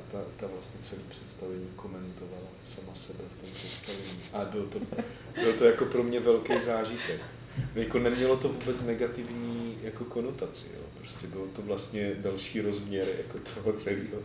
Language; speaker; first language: Czech; native; Czech